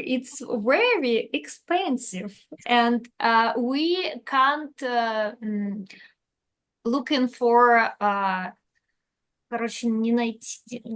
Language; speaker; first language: English; non-native, learner; Russian